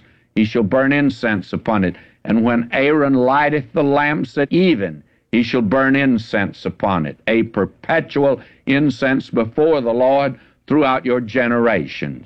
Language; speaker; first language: English; native; English